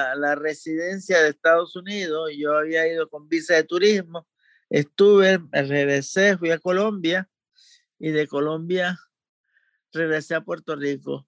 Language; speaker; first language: Spanish; native; Spanish